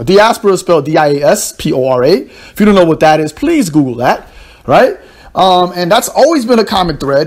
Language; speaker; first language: English; native; English